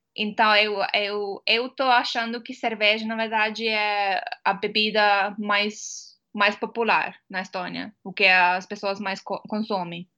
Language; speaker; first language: Portuguese; non-native, fluent; Estonian